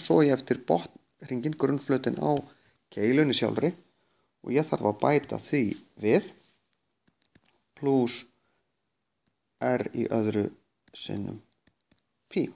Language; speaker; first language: Icelandic; native; Icelandic